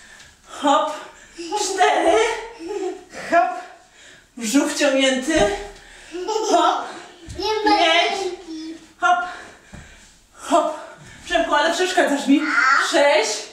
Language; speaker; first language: Polish; native; Polish